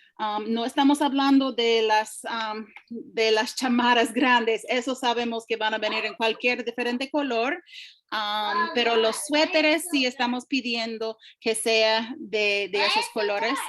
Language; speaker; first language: Spanish; early bilingual, heritage; English